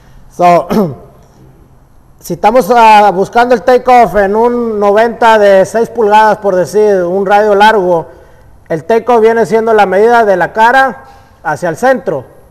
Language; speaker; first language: Spanish; early bilingual, heritage; Spanish